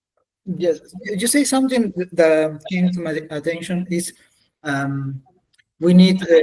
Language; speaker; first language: English; non-native, learner; Spanish